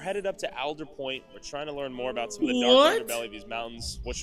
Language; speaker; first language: English; native; English